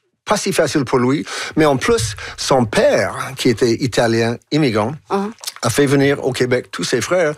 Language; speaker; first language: French; non-native, local second language; English